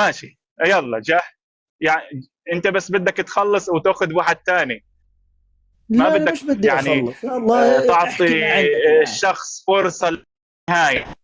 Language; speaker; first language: Arabic; native; Arabic